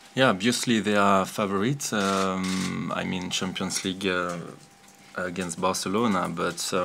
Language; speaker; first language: English; non-native, fluent; French